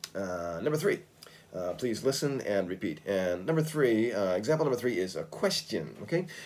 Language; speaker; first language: English; native; English